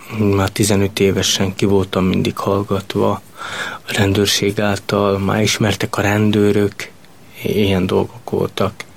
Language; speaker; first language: Hungarian; non-native, local second language; Romany